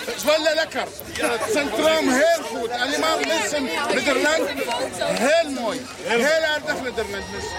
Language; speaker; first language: Dutch; non-native, learner; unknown